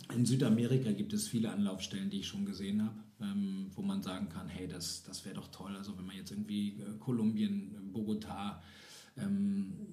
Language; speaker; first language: German; native; German